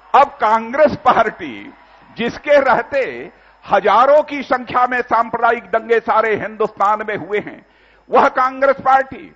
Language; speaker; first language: Hindi; native; Hindi